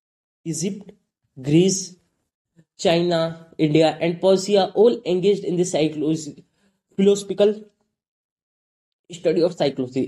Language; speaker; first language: English; non-native, local second language; Hindi